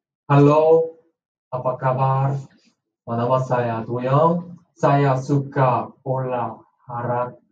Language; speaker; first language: Indonesian; non-native, learner; Korean